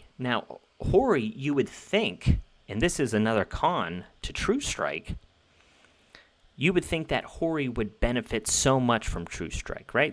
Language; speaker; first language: English; native; English